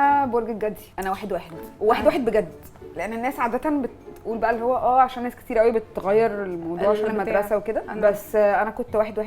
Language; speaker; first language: Arabic; native; Arabic